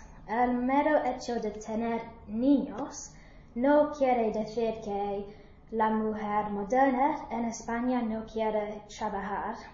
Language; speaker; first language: Spanish; non-native, learner; English